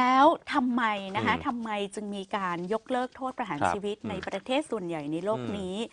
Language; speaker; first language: Thai; native; Thai